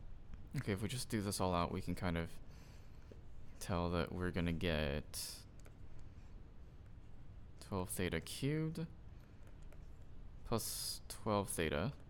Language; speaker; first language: English; native; English